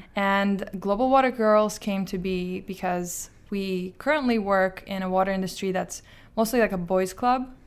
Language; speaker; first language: English; non-native, fluent; Azerbaijani